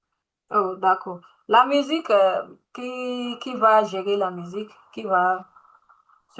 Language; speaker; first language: French; non-native, learner; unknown